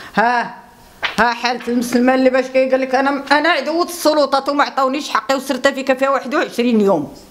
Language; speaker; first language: Arabic; native; Arabic